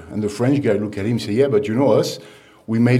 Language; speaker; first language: English; non-native, fluent; French